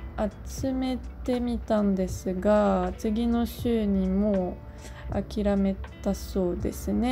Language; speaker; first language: Japanese; non-native, learner; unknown